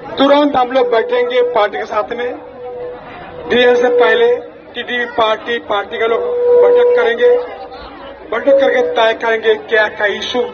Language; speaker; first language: Hindi; non-native, local second language; Bangla